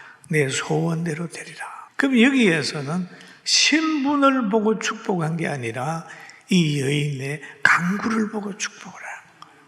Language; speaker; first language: Korean; native; Korean